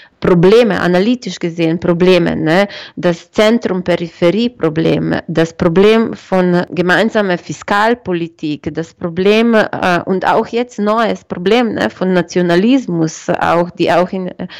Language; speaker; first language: German; non-native, fluent; Slovenian